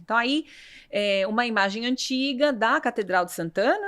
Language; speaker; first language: Portuguese; native; Portuguese